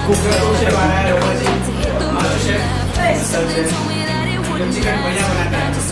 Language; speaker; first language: Hindi; non-native, local second language; Nepali